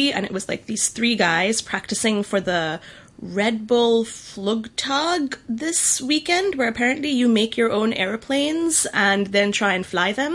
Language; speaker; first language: English; native; English